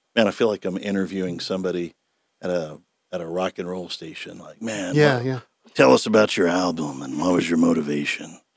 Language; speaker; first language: English; native; English